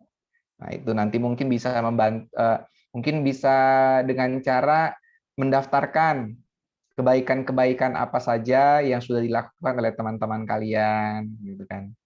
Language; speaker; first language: Indonesian; native; Indonesian